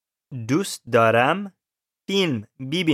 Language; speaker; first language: Persian; non-native, learner; English